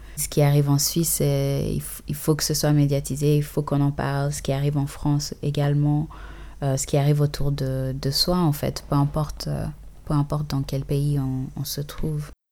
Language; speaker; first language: French; early bilingual, other home language; English